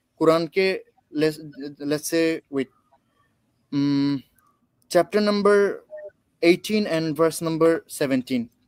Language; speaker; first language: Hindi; non-native, fluent; Bangla